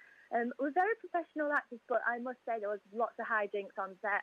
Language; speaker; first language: English; native; English